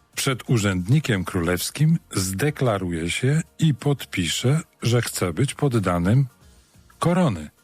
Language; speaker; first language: Polish; native; Polish